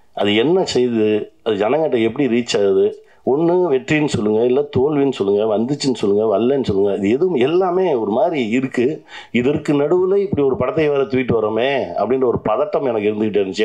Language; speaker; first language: Tamil; native; Tamil